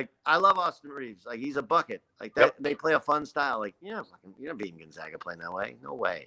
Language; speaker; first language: English; native; English